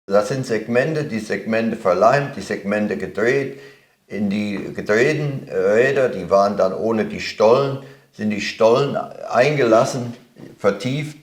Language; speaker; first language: German; native; German